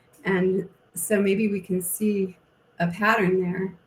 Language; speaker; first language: English; native; English